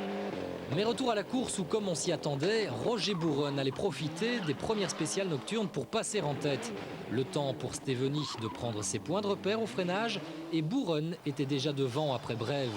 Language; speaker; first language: French; native; French